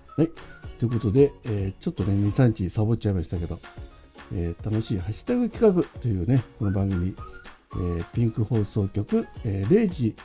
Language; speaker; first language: Japanese; native; Japanese